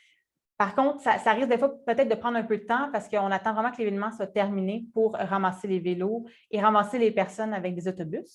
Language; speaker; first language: French; native; French